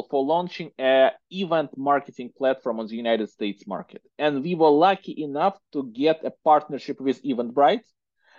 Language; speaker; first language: English; non-native, fluent; Russian